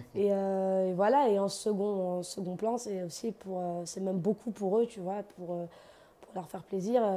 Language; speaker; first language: French; native; French